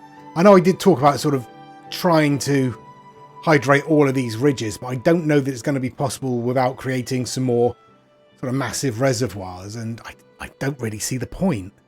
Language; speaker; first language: English; native; English